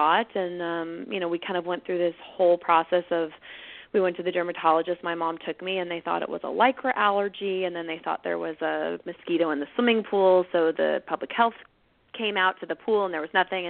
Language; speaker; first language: English; native; English